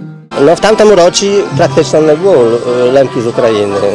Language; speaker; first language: Polish; non-native, local second language; Rusyn